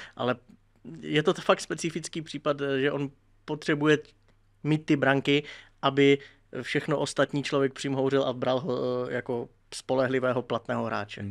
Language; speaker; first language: Czech; native; Czech